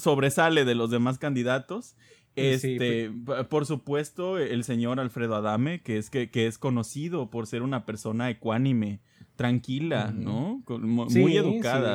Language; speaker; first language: Spanish; native; Spanish